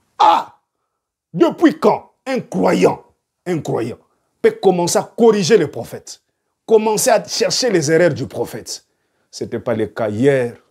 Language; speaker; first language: French; non-native, local second language; Lingala